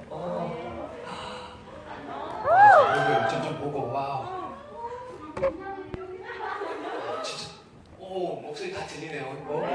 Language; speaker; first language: Korean; non-native, fluent; English